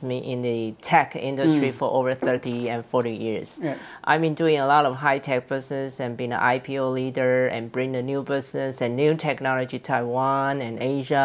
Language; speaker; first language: English; non-native, fluent; Chinese